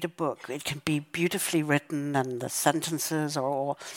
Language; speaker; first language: English; native; English